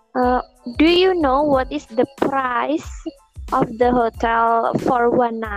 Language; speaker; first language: English; non-native, learner; Indonesian